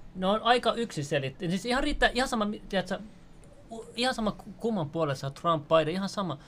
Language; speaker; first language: Finnish; native; Finnish